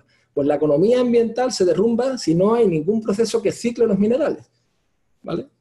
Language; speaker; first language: Spanish; native; Spanish